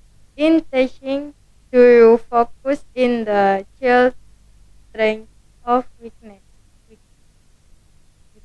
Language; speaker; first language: English; non-native, learner; Indonesian